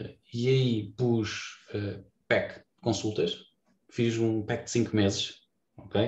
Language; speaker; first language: Portuguese; native; Portuguese